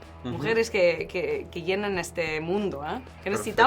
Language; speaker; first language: Spanish; non-native, learner; English